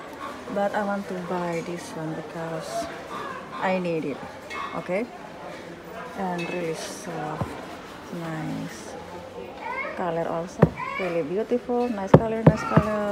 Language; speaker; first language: English; non-native, learner; Indonesian